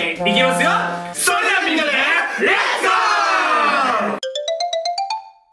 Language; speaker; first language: Japanese; native; Japanese